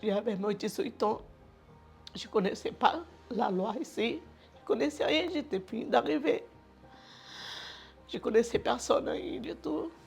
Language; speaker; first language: French; non-native, learner; Portuguese